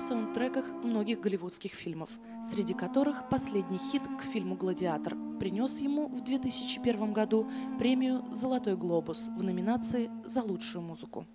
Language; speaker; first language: Russian; native; Russian